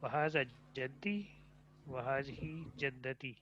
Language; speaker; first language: Arabic; non-native, learner; Urdu